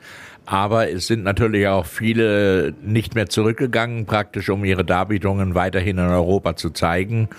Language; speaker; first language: German; native; German